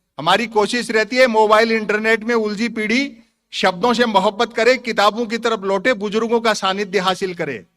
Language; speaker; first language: Hindi; native; Hindi